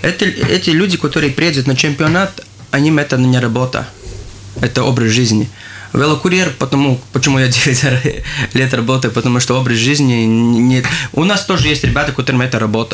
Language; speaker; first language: Russian; non-native, local second language; Latvian